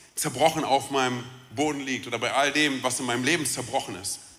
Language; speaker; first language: German; early bilingual, other home language; Romanian